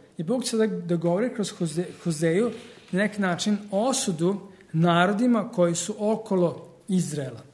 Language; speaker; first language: Serbian; early bilingual, heritage; Serbian